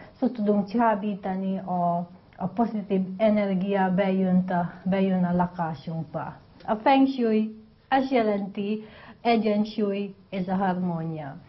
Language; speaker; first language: Hungarian; non-native, learner; Filipino